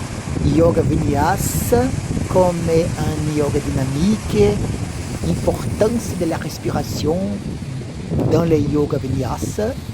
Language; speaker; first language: French; non-native, learner; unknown